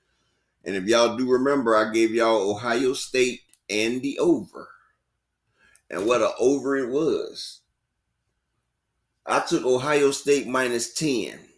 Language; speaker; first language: English; native; English